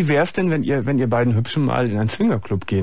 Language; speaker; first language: German; native; German